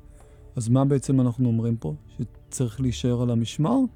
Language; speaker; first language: Hebrew; native; Hebrew